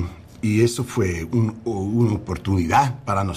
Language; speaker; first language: Spanish; non-native, learner; English